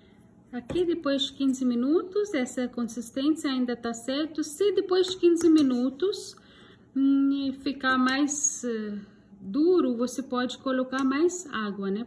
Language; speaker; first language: Portuguese; non-native, fluent; Hindi